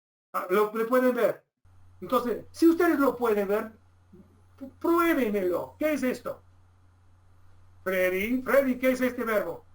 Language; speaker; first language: Spanish; non-native, fluent; English